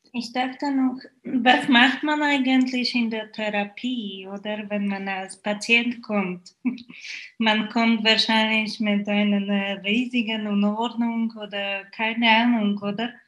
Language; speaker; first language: German; non-native, fluent; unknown